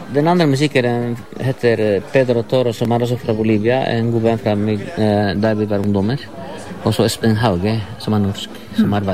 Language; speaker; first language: Norwegian; non-native, fluent; Spanish